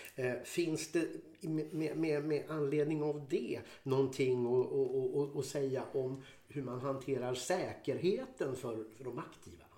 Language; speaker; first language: Swedish; native; Swedish